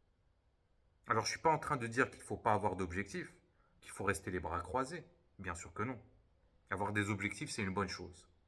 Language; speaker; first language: French; native; French